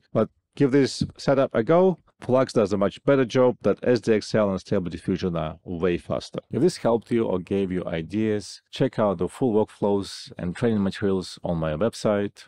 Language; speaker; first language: English; non-native, fluent; Russian